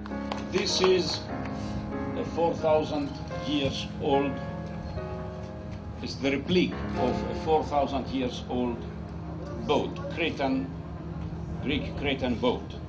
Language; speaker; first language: English; non-native, fluent; Greek